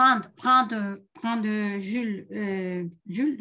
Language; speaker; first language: French; non-native, fluent; Spanish